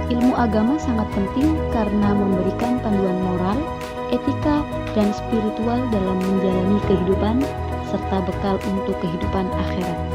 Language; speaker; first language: Indonesian; native; Indonesian